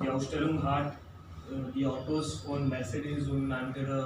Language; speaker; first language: German; non-native, learner; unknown